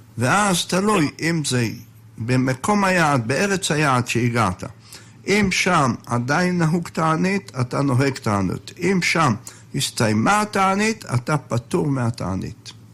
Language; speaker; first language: Hebrew; native; Hebrew